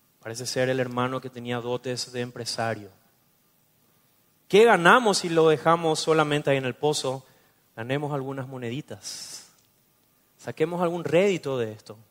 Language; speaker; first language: Spanish; native; Spanish